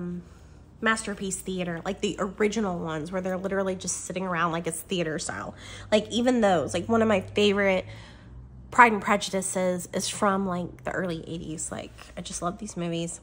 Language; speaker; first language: English; native; English